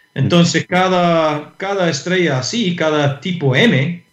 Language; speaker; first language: Spanish; non-native, fluent; English